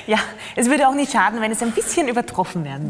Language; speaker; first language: German; native; German